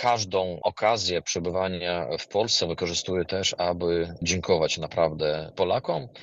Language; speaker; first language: Polish; non-native, fluent; Ukrainian